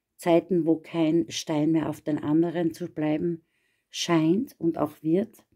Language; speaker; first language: German; native; German